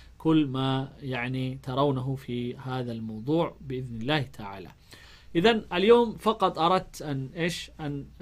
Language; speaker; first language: Arabic; non-native, fluent; Amharic